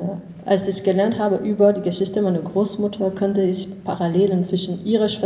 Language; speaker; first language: German; non-native, learner; English